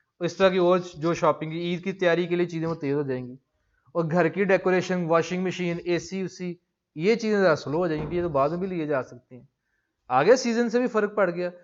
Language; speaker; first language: Urdu; non-native, local second language; Punjabi